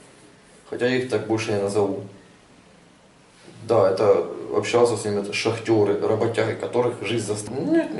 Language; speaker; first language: Russian; non-native, local second language; Ukrainian